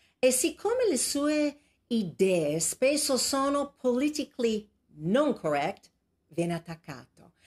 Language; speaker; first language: Italian; non-native, fluent; English